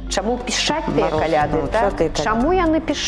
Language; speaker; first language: Belarusian; native; Belarusian